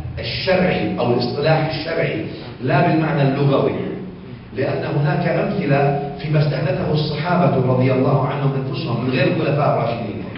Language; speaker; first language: Arabic; native; Arabic